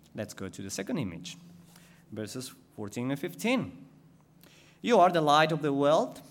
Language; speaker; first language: English; non-native, fluent; Spanish